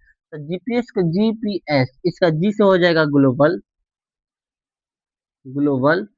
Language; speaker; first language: Hindi; native; Hindi